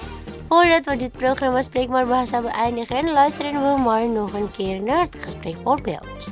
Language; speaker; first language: Dutch; non-native, learner; Indonesian